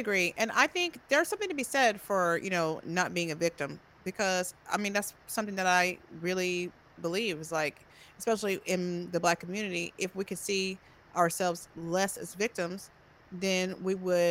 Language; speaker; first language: English; native; English